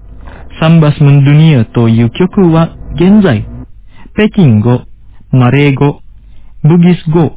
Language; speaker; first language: Japanese; non-native, fluent; Indonesian